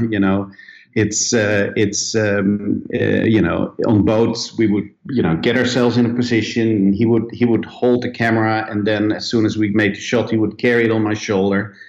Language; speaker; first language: English; non-native, fluent; Dutch